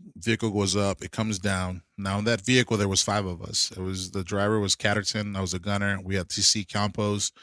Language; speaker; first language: English; early bilingual, other home language; Spanish